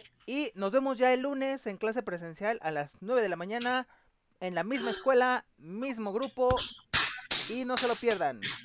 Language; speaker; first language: Spanish; native; Spanish